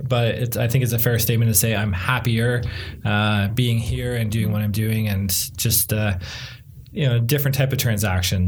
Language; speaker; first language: English; native; English